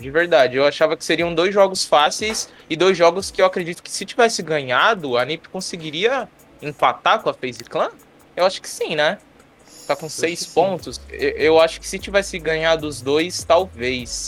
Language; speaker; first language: Portuguese; native; Portuguese